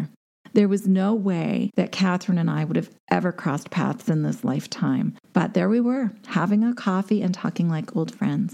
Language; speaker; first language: English; native; English